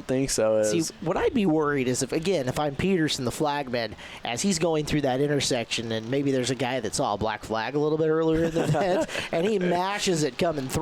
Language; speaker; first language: English; native; English